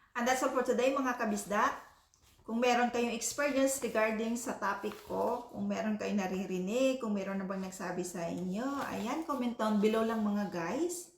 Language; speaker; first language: Filipino; non-native, local second language; Cebuano